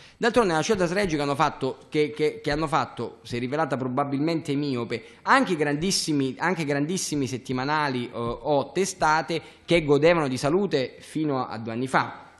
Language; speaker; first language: Italian; native; Italian